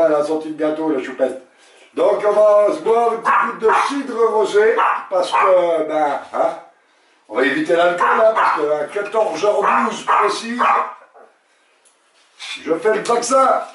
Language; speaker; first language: French; native; French